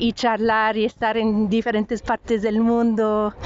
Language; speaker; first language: Spanish; non-native, fluent; French